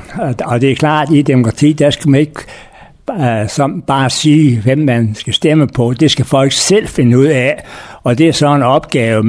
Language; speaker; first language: Danish; native; Danish